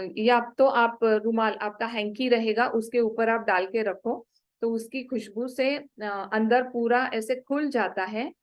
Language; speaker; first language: Hindi; non-native, local second language; Marathi